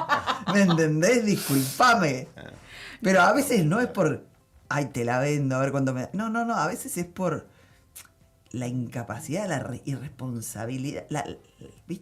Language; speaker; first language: Spanish; native; Spanish